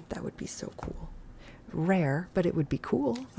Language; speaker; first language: English; native; English